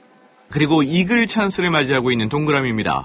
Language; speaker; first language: Korean; native; Korean